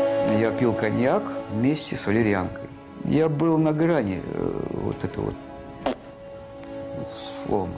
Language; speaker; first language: Russian; non-native, local second language; Latvian